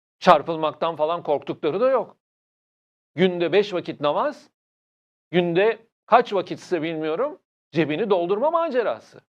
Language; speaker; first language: Turkish; native; Turkish